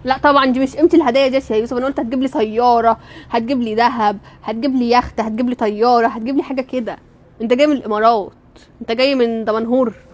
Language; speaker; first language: Arabic; native; Arabic